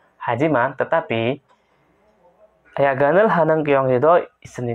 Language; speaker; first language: Korean; non-native, fluent; Indonesian